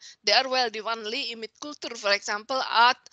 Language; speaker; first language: Norwegian; non-native, learner; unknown